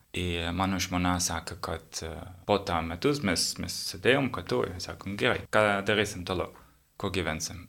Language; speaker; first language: Lithuanian; non-native, learner; English